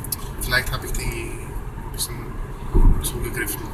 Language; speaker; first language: German; non-native, learner; Greek